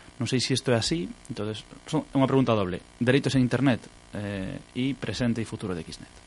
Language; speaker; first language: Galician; native; Galician